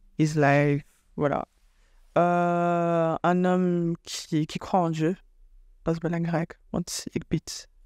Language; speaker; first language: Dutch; non-native, local second language; French